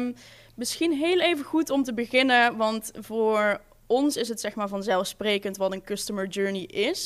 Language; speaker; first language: Dutch; native; Dutch